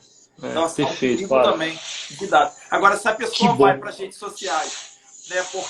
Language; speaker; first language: Portuguese; native; Portuguese